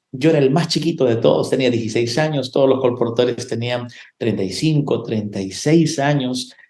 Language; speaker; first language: Spanish; native; Spanish